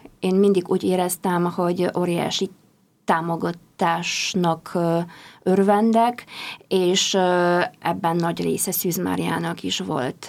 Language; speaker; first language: Hungarian; non-native, fluent; Polish